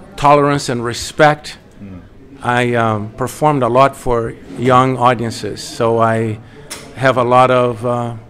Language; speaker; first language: English; non-native, fluent; Portuguese